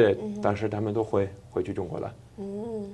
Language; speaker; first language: Chinese; non-native, fluent; English